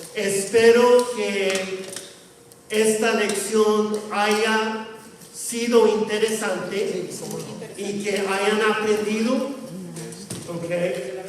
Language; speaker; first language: Spanish; non-native, fluent; English